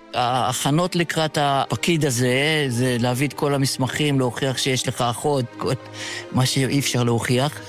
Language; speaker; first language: Hebrew; early bilingual, other home language; Yiddish